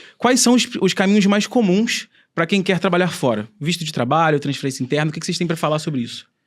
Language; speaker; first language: Portuguese; native; Portuguese